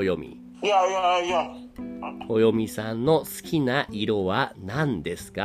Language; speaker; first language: Japanese; non-native, learner; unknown